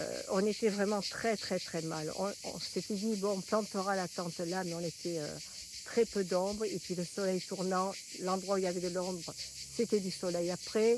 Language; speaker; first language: French; native; French